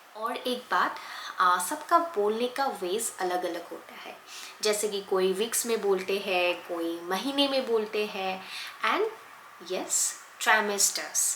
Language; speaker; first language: Hindi; non-native, local second language; Assamese